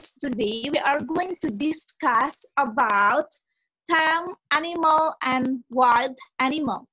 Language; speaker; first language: English; non-native, fluent; Indonesian